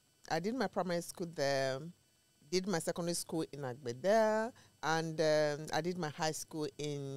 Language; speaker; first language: English; non-native, local second language; Esan